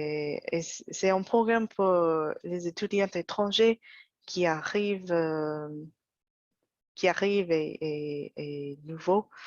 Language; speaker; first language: French; non-native, learner; English